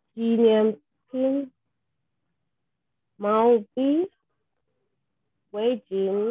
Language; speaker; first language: Chinese; non-native, learner; English